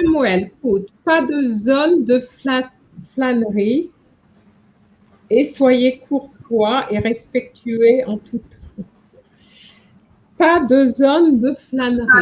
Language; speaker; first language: French; non-native, fluent; English